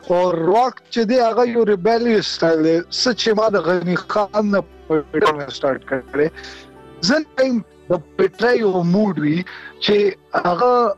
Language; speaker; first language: Pashto; native; Pashto